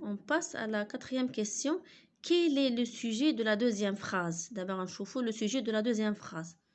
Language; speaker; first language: French; non-native, local second language; Arabic